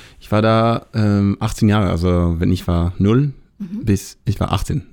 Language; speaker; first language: German; non-native, learner; Hebrew